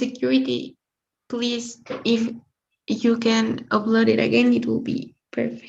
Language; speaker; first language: English; non-native, learner; Spanish